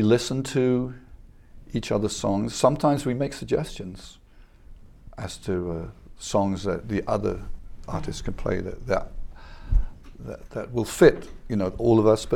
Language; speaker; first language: English; native; English